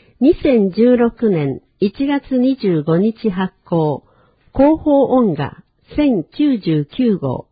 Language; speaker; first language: Japanese; native; Japanese